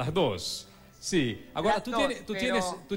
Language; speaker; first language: Spanish; non-native, learner; Portuguese